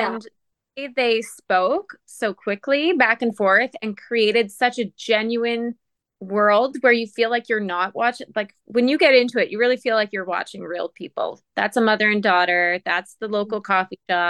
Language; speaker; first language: English; native; English